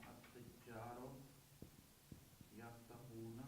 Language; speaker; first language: Arabic; non-native, learner; Urdu